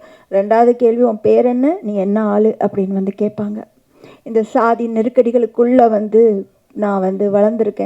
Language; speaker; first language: Tamil; native; Tamil